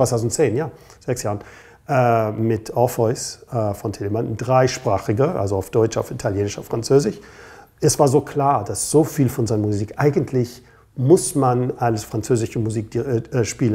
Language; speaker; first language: German; non-native, fluent; English